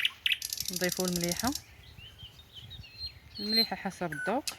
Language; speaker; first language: Arabic; native; Arabic